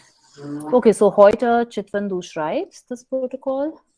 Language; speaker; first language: German; non-native, fluent; Hindi